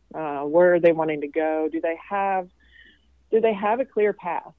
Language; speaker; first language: English; non-native, fluent; Swedish